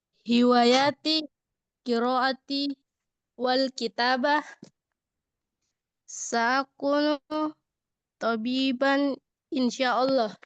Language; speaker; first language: Arabic; non-native, learner; Indonesian